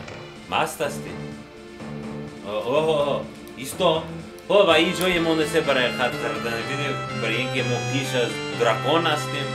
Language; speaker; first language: Persian; non-native, learner; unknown